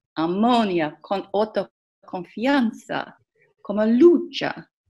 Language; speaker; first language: Spanish; non-native, learner; English